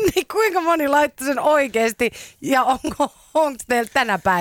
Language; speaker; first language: Finnish; native; Finnish